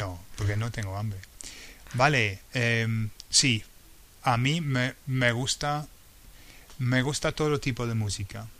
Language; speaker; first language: Spanish; non-native, fluent; English